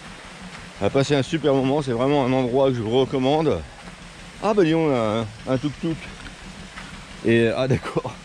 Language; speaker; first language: French; native; French